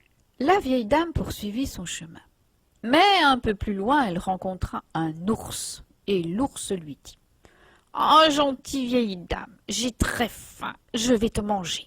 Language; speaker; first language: French; native; French